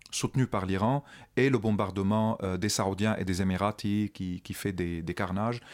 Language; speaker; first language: French; non-native, local second language; Arabic